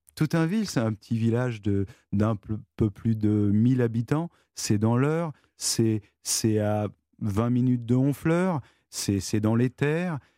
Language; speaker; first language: French; native; French